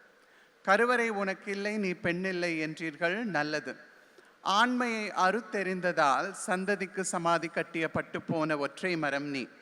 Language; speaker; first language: Tamil; native; Tamil